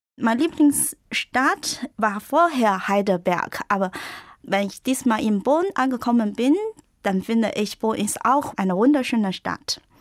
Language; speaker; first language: German; non-native, fluent; Chinese